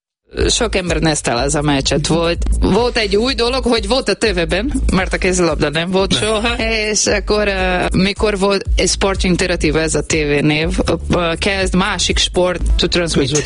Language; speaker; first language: Hungarian; non-native, learner; Portuguese